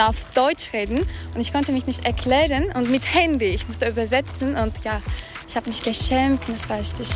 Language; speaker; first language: German; non-native, fluent; Turkish